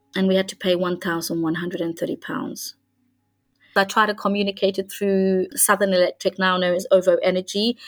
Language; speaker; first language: English; non-native, fluent; Hungarian